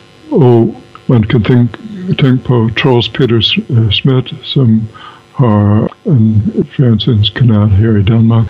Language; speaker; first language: Danish; non-native, fluent; English